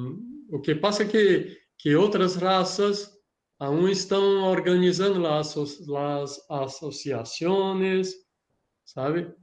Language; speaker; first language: Spanish; non-native, learner; Portuguese